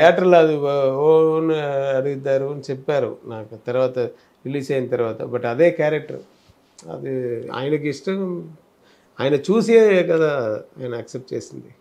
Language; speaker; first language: Telugu; non-native, learner; Tamil